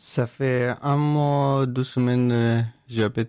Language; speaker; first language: French; non-native, learner; Persian